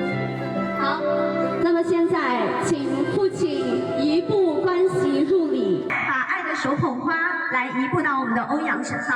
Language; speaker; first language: Chinese; native; Chinese